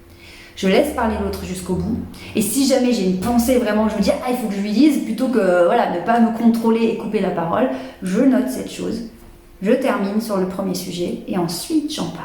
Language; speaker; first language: French; native; French